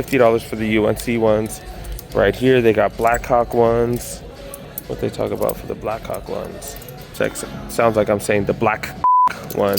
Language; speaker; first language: English; native; English